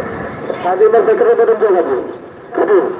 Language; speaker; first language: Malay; non-native, local second language; Madurese